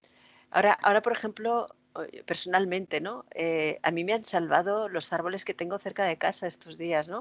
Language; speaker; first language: Spanish; native; Spanish